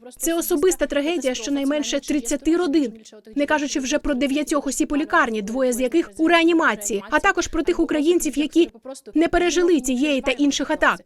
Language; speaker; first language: Ukrainian; native; Ukrainian